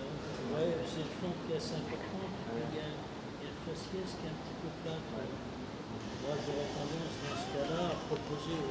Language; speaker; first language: French; native; French